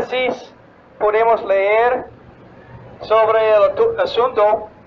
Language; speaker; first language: Spanish; non-native, fluent; English